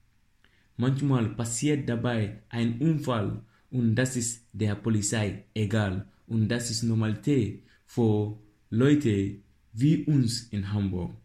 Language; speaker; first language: German; non-native, learner; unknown